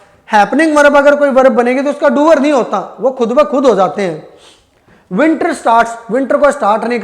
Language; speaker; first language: Hindi; native; Hindi